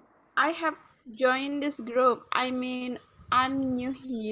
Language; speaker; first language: English; non-native, learner; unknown